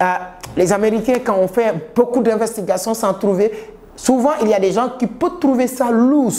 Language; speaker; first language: French; non-native, local second language; Wolof